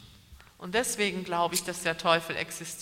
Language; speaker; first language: German; native; German